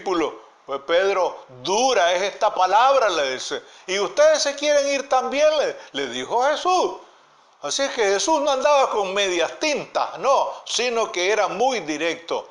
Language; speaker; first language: Spanish; native; Spanish